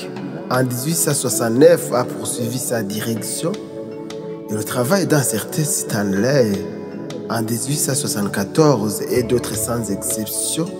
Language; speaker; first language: French; non-native, local second language; Rundi